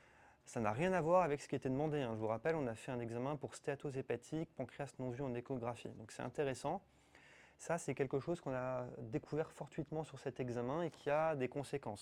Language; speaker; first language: French; native; French